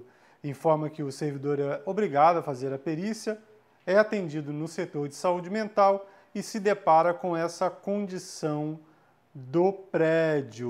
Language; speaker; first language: Portuguese; native; Portuguese